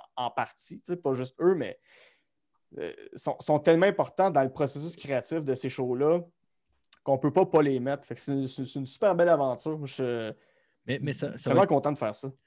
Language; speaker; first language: French; native; French